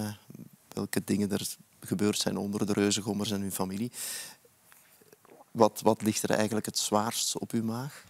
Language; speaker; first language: Dutch; native; Dutch